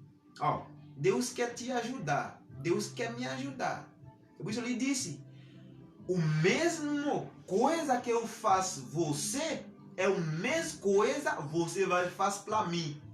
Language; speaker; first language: Portuguese; non-native, learner; Haitian Creole